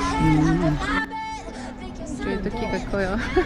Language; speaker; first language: Korean; non-native, fluent; Ukrainian